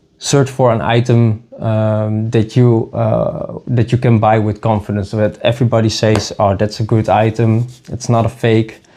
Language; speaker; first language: English; non-native, fluent; Dutch